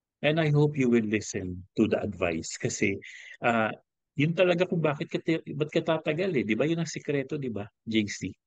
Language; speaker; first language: Filipino; native; Filipino